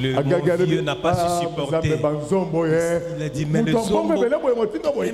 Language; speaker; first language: French; non-native, local second language; Lingala